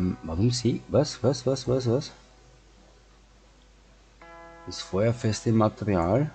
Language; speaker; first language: German; native; German